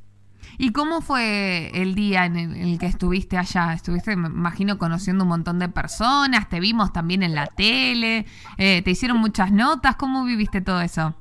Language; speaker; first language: Spanish; native; Spanish